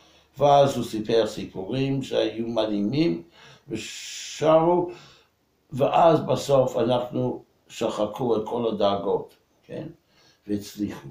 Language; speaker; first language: Hebrew; non-native, fluent; English